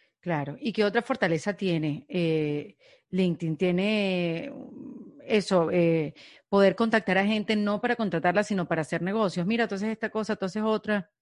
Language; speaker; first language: Spanish; native; Spanish